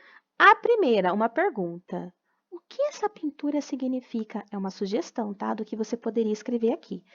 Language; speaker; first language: Portuguese; native; Portuguese